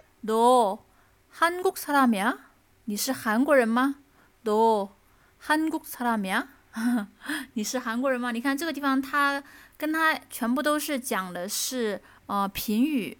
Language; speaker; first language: Chinese; native; Chinese